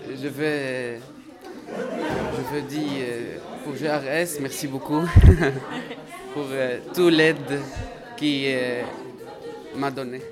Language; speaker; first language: French; non-native, learner; Arabic